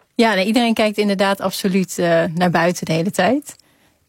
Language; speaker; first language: Dutch; native; Dutch